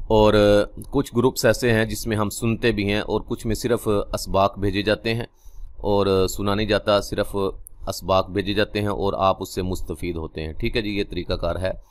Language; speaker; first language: Urdu; native; Urdu